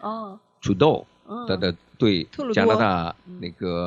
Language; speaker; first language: Chinese; native; Chinese